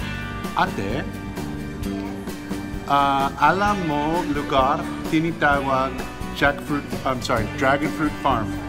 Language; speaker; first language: Filipino; non-native, learner; English